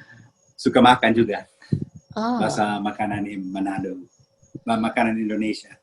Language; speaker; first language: Indonesian; early bilingual, heritage; Indonesian